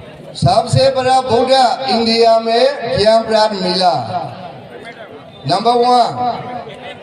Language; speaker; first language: Hindi; non-native, learner; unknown